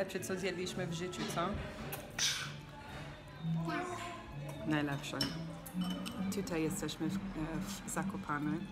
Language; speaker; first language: Polish; non-native, fluent; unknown